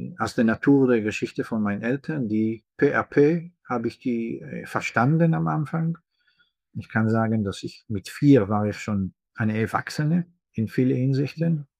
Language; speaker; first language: German; non-native, fluent; Hebrew